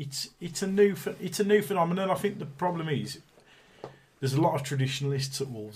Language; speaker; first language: English; native; English